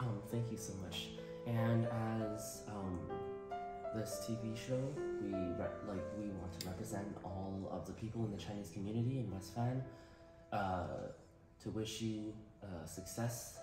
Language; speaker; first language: English; early bilingual, other home language; Chinese